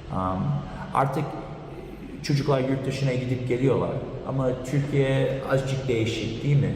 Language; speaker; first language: Turkish; early bilingual, heritage; Turkish